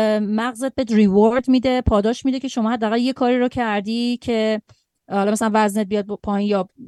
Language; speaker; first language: Persian; native; Persian